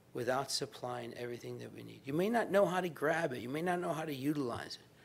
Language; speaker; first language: English; native; English